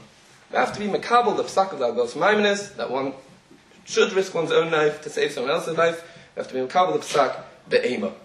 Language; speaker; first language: English; native; English